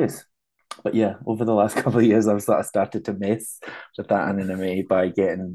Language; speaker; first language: English; native; English